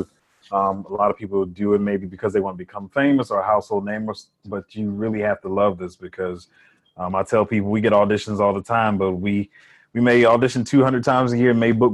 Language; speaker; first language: English; native; English